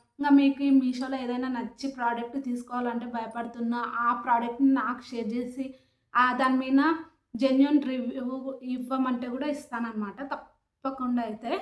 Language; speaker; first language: Telugu; native; Telugu